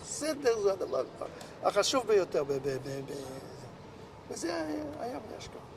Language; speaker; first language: Hebrew; non-native, local second language; Yiddish